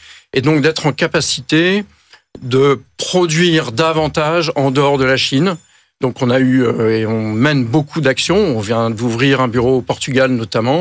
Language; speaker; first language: French; native; French